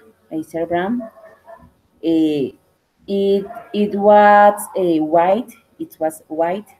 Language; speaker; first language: English; non-native, learner; Spanish